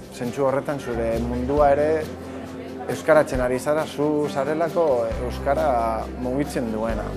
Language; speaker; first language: Basque; non-native, local second language; Spanish